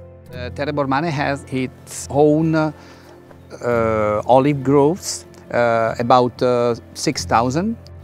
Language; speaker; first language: English; non-native, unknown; Italian